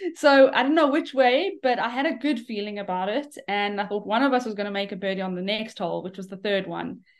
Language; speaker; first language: English; native; English